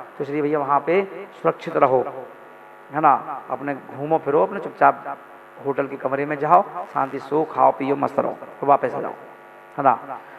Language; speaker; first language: Hindi; native; Hindi